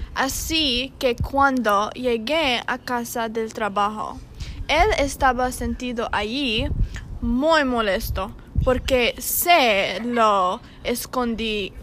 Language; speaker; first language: Spanish; non-native, learner; English